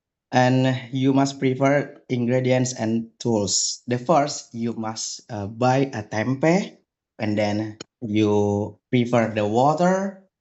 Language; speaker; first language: English; non-native, learner; Indonesian